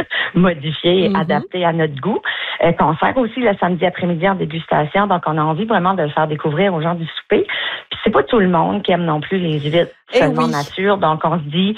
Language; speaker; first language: French; native; French